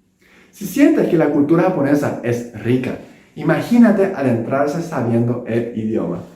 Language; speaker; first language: Spanish; non-native, local second language; Japanese